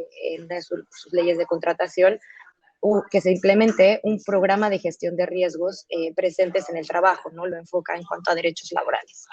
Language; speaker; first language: Spanish; native; Spanish